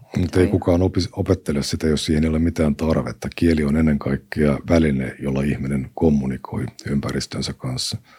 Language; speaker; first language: Finnish; native; Finnish